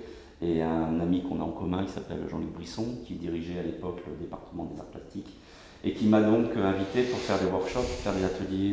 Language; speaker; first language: French; native; French